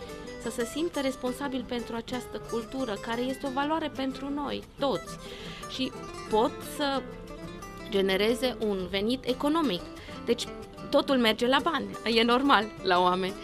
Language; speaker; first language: Romanian; non-native, local second language; German